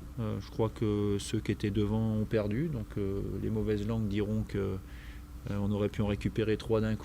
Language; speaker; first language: French; native; French